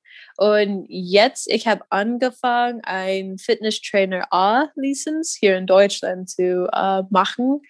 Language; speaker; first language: German; non-native, fluent; English